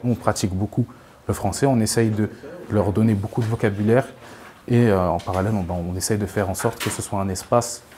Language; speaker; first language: French; native; French